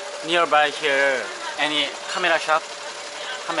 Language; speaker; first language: English; non-native, learner; Korean